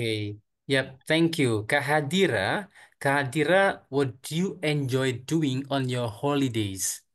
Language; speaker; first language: English; non-native, fluent; Indonesian